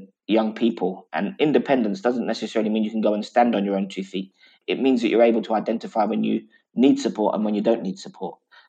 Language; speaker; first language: English; native; English